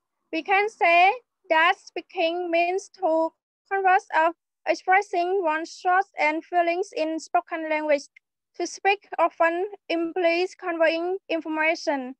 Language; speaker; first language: English; non-native, learner; Khmer